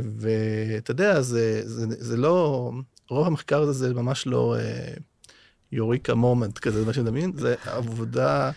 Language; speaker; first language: Hebrew; non-native, local second language; Arabic